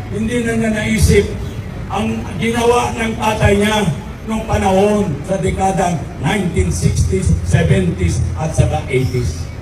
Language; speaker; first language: Filipino; non-native, local second language; Iloko